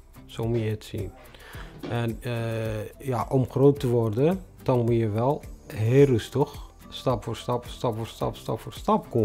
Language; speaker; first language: Dutch; non-native, fluent; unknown